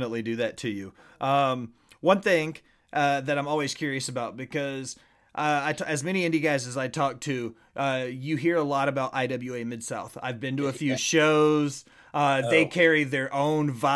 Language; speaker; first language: English; native; English